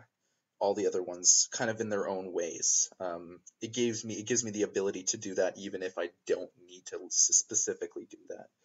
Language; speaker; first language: English; native; English